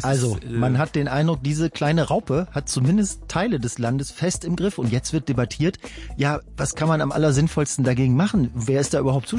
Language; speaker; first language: German; native; German